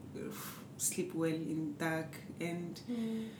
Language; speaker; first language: English; non-native, local second language; Southern Sotho